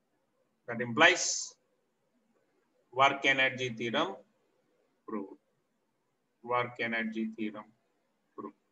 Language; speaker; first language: English; non-native, local second language; Telugu